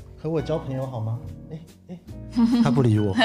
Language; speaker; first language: Chinese; native; Chinese